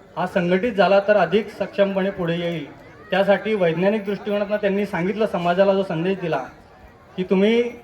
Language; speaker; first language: Marathi; non-native, local second language; Lambadi